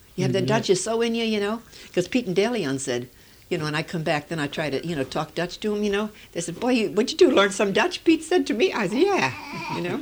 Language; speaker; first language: English; early bilingual, other home language; Dutch